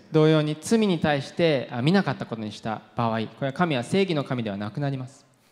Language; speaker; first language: Japanese; non-native, fluent; English